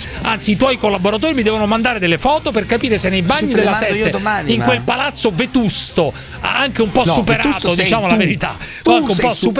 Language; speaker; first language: Italian; native; Italian